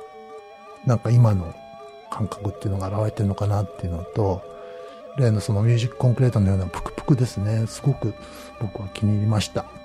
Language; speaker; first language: Japanese; native; Japanese